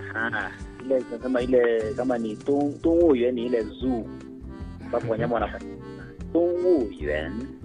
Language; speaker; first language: Swahili; non-native, fluent; Chinese